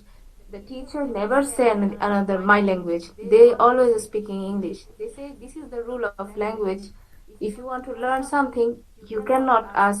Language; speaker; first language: English; non-native, fluent; Bangla